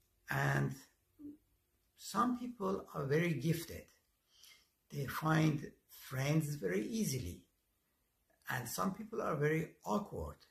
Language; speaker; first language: English; non-native, fluent; Persian